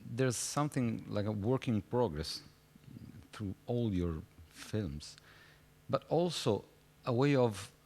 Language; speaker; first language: English; non-native, fluent; Italian